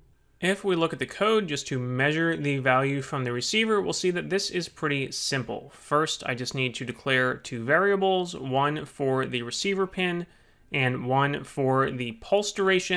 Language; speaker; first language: English; native; English